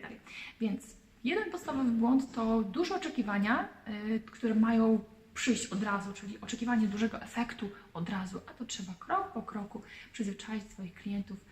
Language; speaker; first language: Polish; native; Polish